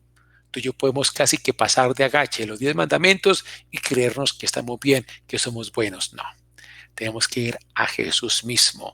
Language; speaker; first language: Spanish; native; Spanish